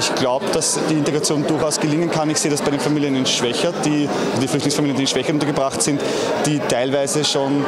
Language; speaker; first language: German; native; German